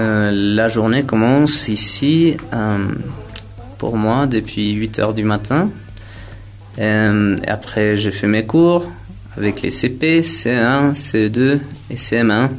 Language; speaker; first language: French; non-native, fluent; Spanish